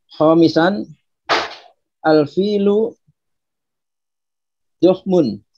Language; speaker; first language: Arabic; non-native, learner; Indonesian